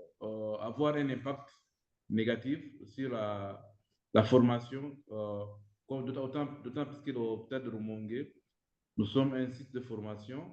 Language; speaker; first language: French; non-native, local second language; Rundi